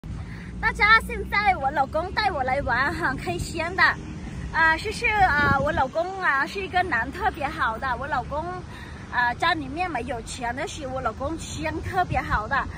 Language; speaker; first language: Chinese; non-native, learner; Hmong